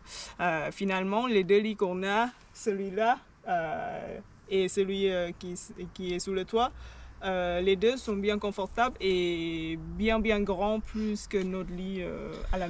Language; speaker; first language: French; non-native, learner; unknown